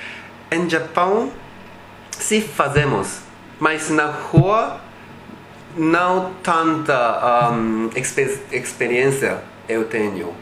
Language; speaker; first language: Portuguese; non-native, learner; Japanese